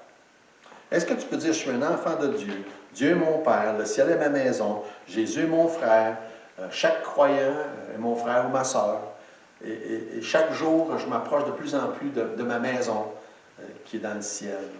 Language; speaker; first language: French; native; French